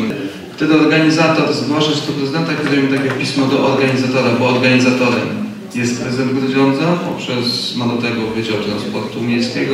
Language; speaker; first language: Polish; native; Polish